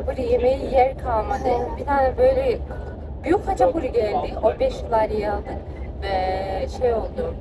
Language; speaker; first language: Turkish; non-native, fluent; Kyrgyz